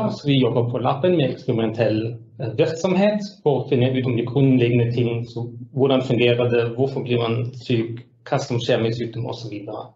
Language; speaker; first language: Norwegian; non-native, fluent; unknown